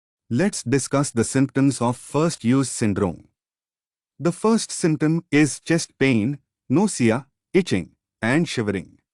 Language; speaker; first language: English; non-native, local second language; Telugu